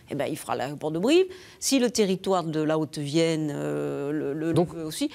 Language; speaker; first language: French; native; French